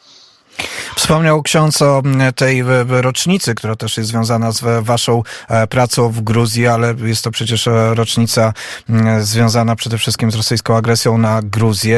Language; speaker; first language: Polish; native; Polish